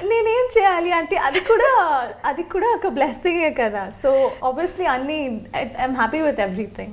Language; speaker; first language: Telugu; non-native, local second language; Kannada